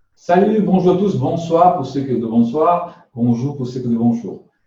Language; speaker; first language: French; non-native, fluent; Portuguese